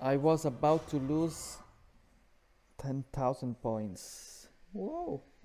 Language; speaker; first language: English; non-native, fluent; Italian